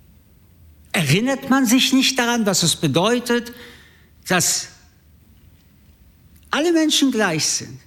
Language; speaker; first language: German; early bilingual, other home language; French